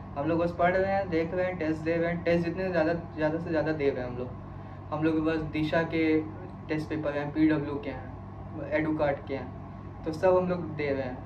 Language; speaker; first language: Hindi; native; Hindi